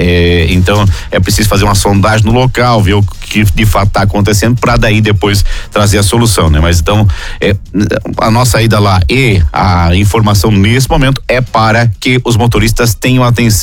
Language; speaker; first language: Portuguese; native; Portuguese